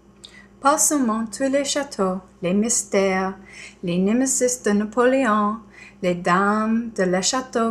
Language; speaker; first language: French; non-native, learner; English